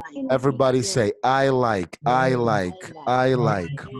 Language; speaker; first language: English; non-native, fluent; Spanish